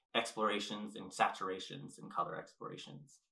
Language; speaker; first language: English; native; English